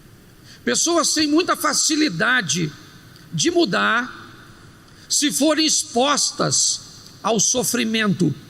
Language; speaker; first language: Portuguese; native; Portuguese